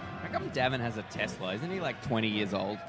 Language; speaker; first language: English; native; English